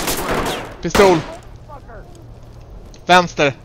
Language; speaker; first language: Swedish; native; Swedish